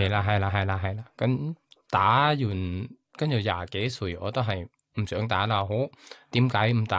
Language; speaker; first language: Cantonese; non-native, learner; Thai